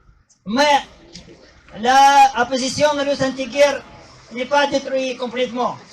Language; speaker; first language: French; non-native, learner; Russian